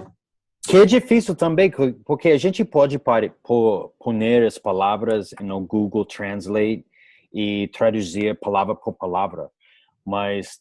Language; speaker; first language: Portuguese; non-native, learner; English